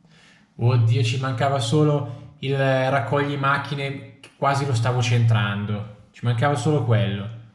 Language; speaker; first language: Italian; native; Italian